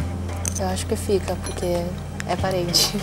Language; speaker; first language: Portuguese; non-native, fluent; Chinese